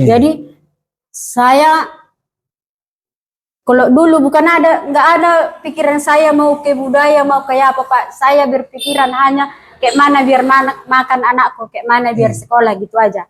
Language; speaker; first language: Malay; non-native, local second language; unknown